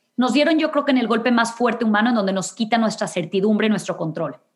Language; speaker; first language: Spanish; native; Spanish